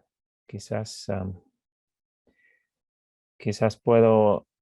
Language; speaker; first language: Spanish; non-native, fluent; English